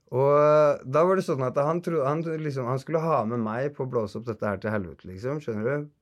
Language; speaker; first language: Norwegian; native; Norwegian